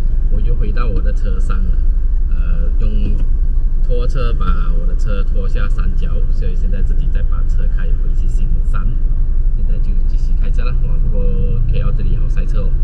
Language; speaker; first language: Chinese; native; Chinese